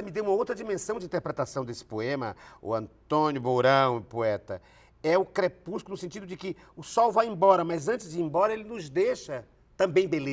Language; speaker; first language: Portuguese; native; Portuguese